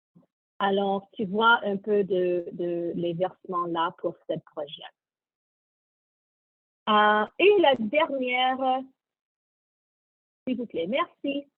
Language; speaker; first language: French; non-native, learner; English